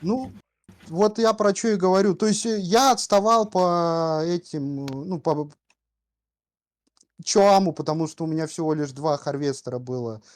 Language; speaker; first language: Russian; native; Russian